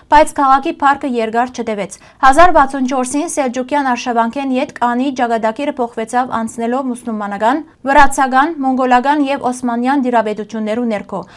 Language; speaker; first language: Armenian; early bilingual, heritage; Armenian